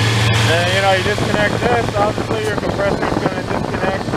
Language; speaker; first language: English; native; English